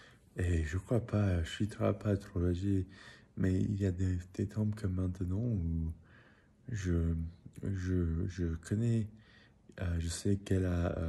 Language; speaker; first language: French; non-native, learner; English